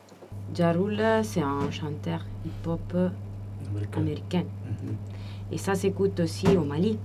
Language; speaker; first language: French; non-native, fluent; Italian